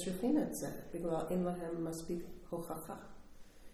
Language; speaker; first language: Hebrew; non-native, learner; English